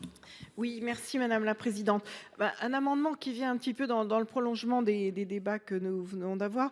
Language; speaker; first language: French; native; French